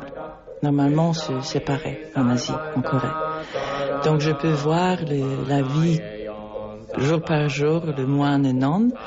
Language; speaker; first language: French; non-native, fluent; Polish